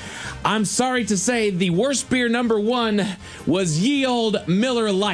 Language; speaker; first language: English; native; English